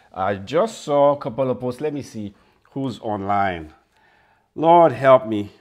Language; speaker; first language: English; non-native, fluent; Haitian Creole